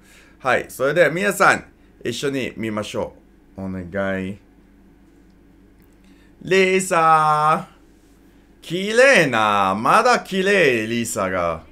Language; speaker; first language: Japanese; non-native, learner; English